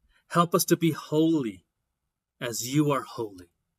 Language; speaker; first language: English; native; English